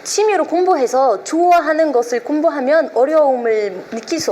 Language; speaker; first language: Korean; non-native, fluent; Arabic